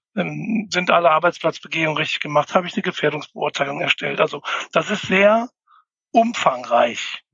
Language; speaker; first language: German; native; German